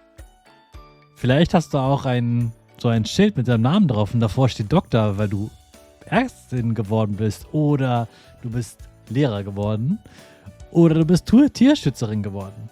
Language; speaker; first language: German; native; German